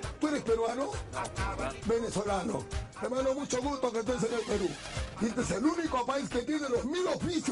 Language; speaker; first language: Spanish; native; Spanish